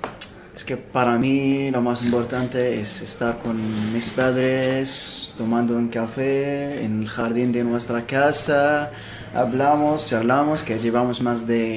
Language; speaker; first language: Spanish; non-native, fluent; Arabic